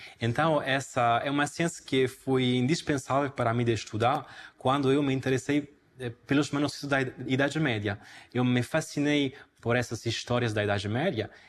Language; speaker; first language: Portuguese; non-native, fluent; Italian